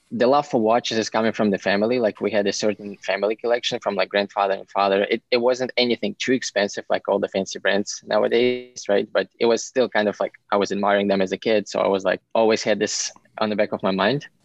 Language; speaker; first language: English; non-native, fluent; Ukrainian